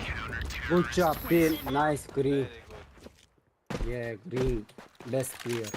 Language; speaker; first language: English; non-native, learner; Turkish